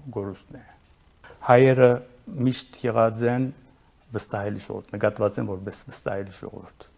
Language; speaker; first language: Armenian; early bilingual, heritage; Arabic